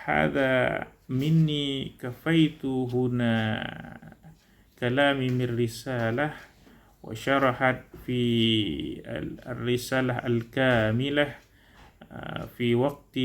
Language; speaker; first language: Arabic; non-native, learner; Indonesian